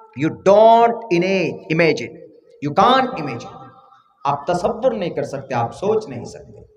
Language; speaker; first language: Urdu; native; Urdu